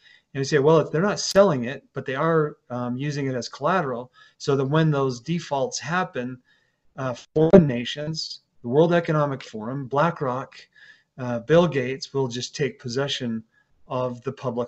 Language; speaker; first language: English; native; English